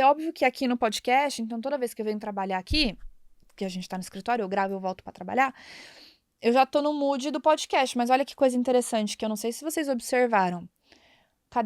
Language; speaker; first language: Portuguese; native; Portuguese